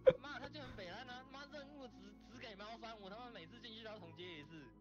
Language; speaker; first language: Chinese; native; Chinese